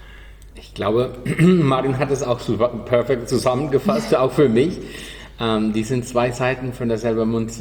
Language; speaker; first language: German; non-native, learner; Spanish